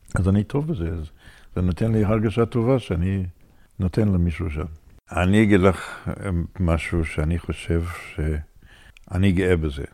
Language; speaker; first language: Hebrew; non-native, fluent; English